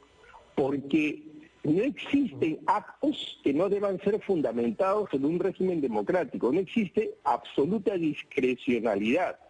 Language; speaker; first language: Spanish; native; Spanish